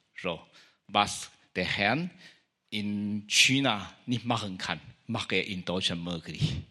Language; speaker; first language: German; non-native, fluent; Chinese